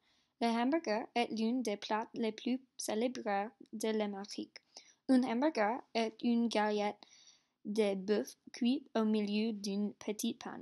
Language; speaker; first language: French; non-native, learner; English